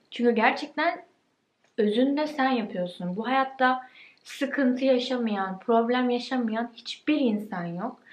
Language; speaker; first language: Turkish; early bilingual, heritage; Turkish